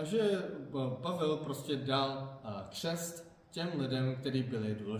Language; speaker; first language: Czech; non-native, fluent; Korean